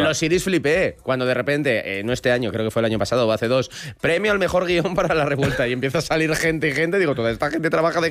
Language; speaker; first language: Spanish; native; Spanish